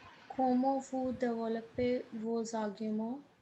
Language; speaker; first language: French; non-native, learner; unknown